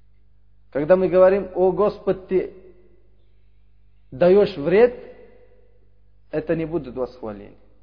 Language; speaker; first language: Russian; non-native, learner; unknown